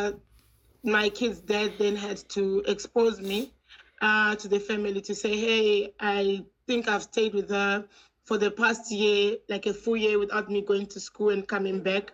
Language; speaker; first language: English; non-native, local second language; Shona